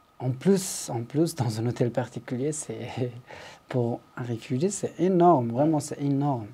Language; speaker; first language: French; non-native, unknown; Persian